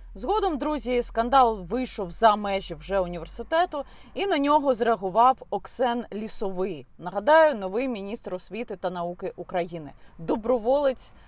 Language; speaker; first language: Ukrainian; non-native, local second language; Russian